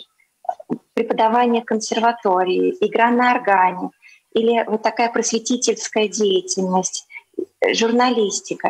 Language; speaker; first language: Russian; native; Russian